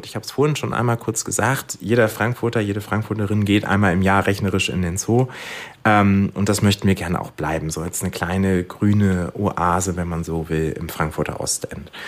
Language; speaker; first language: German; native; German